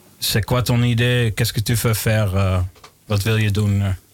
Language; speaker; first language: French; non-native, learner; Dutch